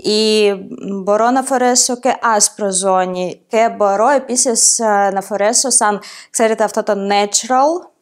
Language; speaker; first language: Greek; non-native, fluent; Ukrainian